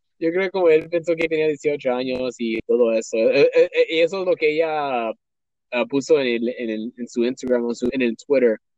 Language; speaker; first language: Spanish; early bilingual, heritage; Spanish